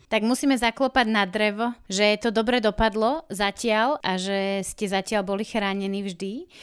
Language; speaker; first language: Slovak; native; Slovak